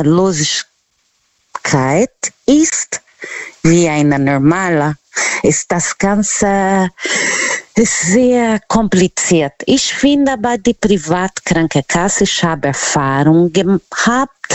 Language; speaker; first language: German; non-native, learner; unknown